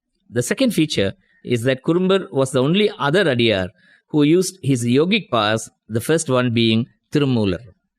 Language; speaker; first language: English; non-native, local second language; Tamil